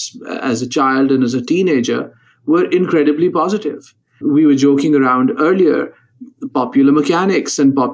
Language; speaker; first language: English; non-native, local second language; Urdu